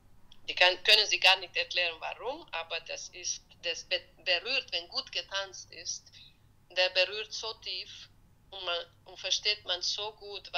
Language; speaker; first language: German; non-native, fluent; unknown